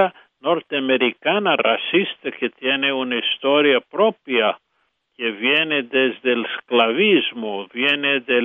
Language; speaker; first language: Spanish; non-native, fluent; English